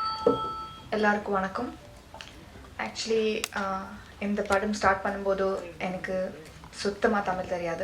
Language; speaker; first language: Tamil; non-native, learner; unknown